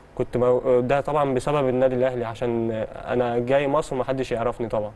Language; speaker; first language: Egyptian Arabic; early bilingual, heritage; Arabic